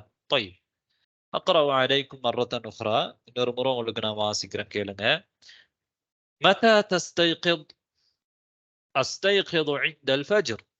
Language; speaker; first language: Arabic; non-native, fluent; Tamil